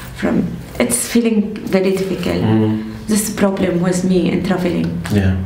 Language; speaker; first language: English; non-native, learner; Arabic